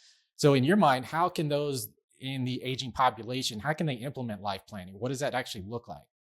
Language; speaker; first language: English; native; English